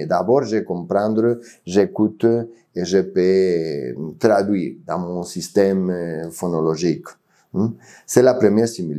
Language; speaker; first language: French; non-native, fluent; Spanish